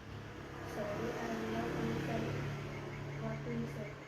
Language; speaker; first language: English; non-native, learner; Indonesian